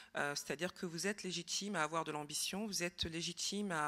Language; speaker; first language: French; native; French